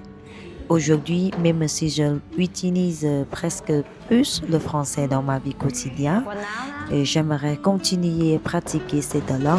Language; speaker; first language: French; non-native, fluent; Vietnamese